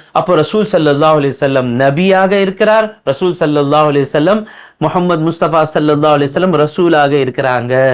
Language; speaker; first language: Tamil; non-native, local second language; Urdu